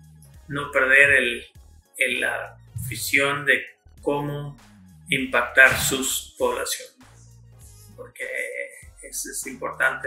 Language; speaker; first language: Spanish; non-native, fluent; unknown